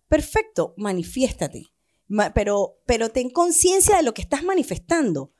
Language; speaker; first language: Spanish; native; Spanish